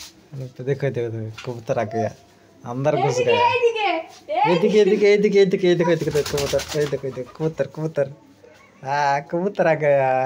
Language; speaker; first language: Hindi; non-native, local second language; Bangla